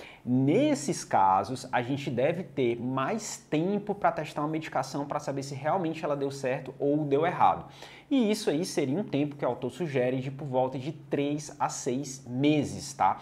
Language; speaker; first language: Portuguese; native; Portuguese